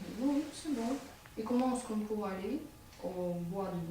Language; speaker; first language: French; non-native, fluent; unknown